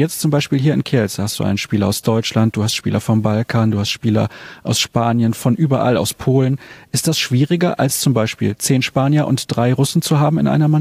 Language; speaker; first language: German; native; German